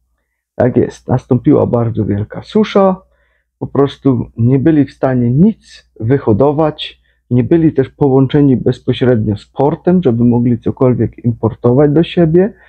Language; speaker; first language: Polish; native; Polish